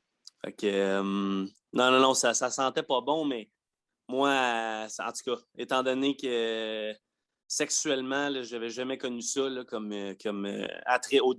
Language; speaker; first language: French; native; French